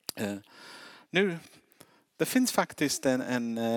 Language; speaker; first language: Swedish; non-native, fluent; English